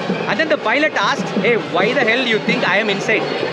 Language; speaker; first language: English; non-native, local second language; Tamil